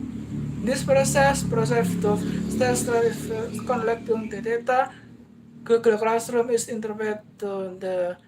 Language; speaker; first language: English; non-native, learner; Indonesian